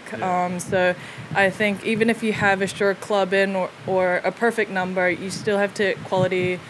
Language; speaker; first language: English; early bilingual, other home language; Korean